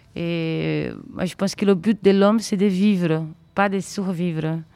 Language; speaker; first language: French; non-native, fluent; Portuguese